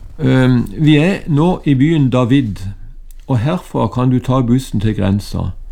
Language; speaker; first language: Norwegian; native; Norwegian